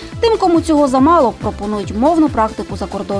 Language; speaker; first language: Ukrainian; native; Ukrainian